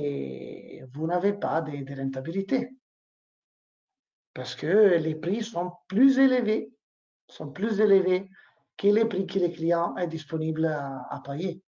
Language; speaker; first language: French; non-native, learner; Italian